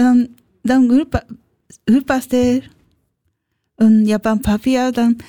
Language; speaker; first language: German; non-native, learner; Japanese